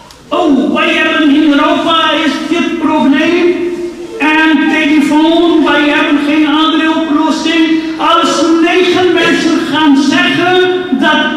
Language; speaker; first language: Dutch; non-native, fluent; Urdu